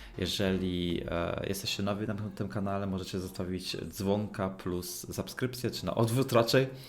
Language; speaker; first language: Polish; early bilingual, heritage; Polish